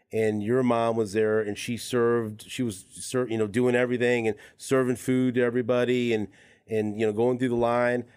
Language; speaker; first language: English; early bilingual, other home language; Spanish